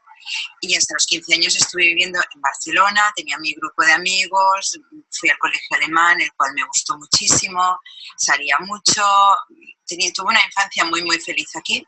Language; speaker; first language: Spanish; native; Spanish